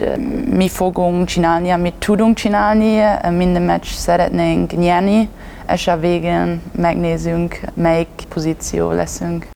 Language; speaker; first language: Hungarian; non-native, learner; German